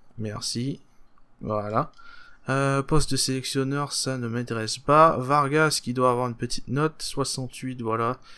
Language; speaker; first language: French; native; French